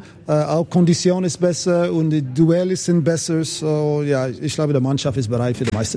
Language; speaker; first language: German; non-native, fluent; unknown